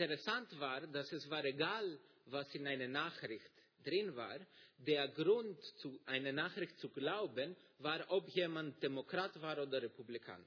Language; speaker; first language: German; non-native, fluent; Greek